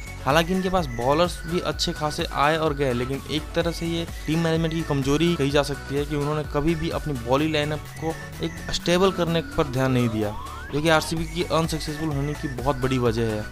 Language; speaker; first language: Hindi; native; Hindi